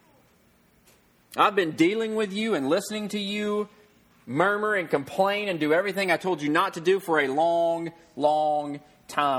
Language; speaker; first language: English; native; English